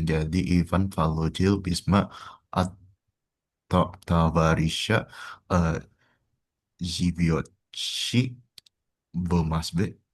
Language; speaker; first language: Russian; non-native, learner; Indonesian